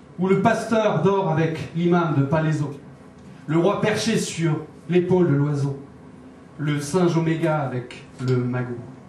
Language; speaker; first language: French; native; French